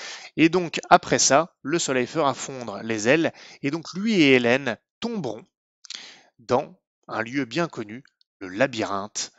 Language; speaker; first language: French; native; French